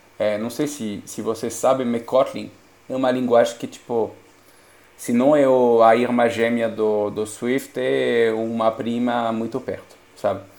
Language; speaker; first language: Portuguese; non-native, fluent; French